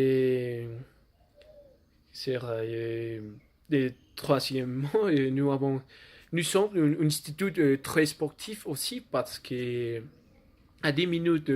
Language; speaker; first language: French; non-native, learner; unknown